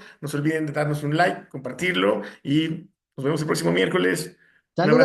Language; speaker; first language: Spanish; native; Spanish